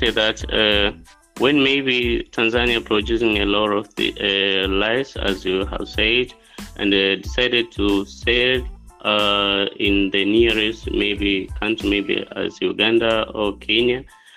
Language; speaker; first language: English; non-native, local second language; Swahili